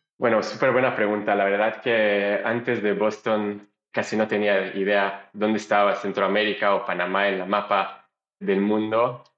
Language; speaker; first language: Spanish; non-native, fluent; French